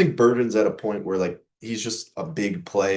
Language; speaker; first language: English; native; English